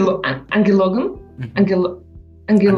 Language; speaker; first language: German; non-native, learner; Slovak